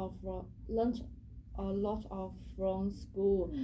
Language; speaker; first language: English; non-native, learner; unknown